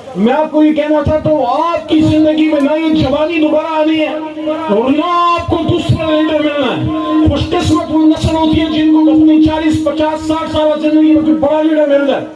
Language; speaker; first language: Urdu; non-native, local second language; Pashto